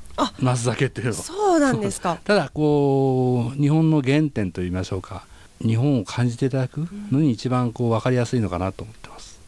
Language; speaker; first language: Japanese; native; Japanese